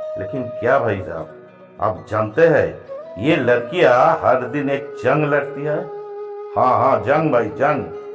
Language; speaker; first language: Hindi; non-native, local second language; Bangla